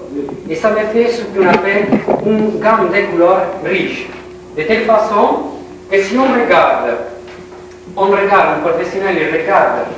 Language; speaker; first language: French; non-native, learner; Spanish